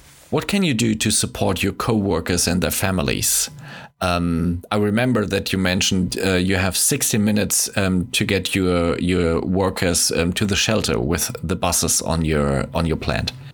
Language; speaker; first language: English; non-native, fluent; German